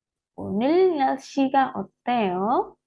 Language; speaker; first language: Korean; non-native, fluent; Indonesian